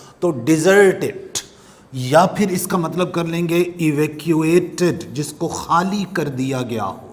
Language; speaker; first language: Urdu; non-native, local second language; Punjabi